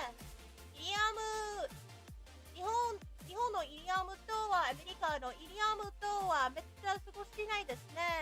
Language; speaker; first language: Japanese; non-native, learner; English